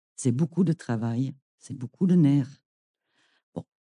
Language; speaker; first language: French; non-native, fluent; German